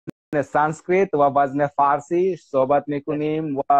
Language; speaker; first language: Persian; non-native, fluent; Hindi